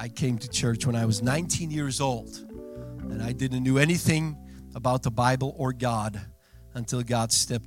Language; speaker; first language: English; non-native, fluent; Dutch